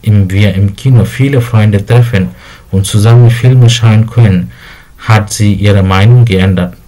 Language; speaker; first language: German; non-native, learner; Bangla